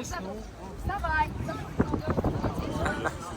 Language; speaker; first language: Russian; native; Russian